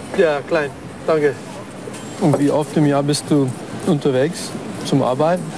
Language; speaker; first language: German; non-native, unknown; English